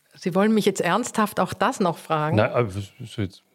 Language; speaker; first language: German; native; German